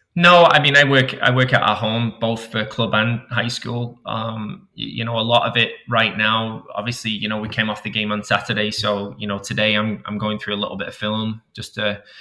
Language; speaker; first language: English; native; English